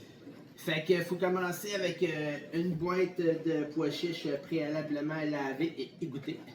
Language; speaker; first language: French; native; French